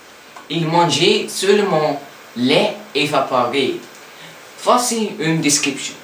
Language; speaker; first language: French; non-native, learner; English